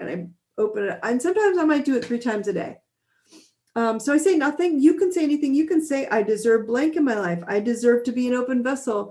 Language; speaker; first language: English; native; English